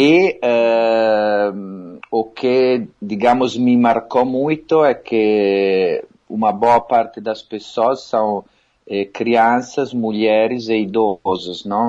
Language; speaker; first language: Portuguese; non-native, fluent; Italian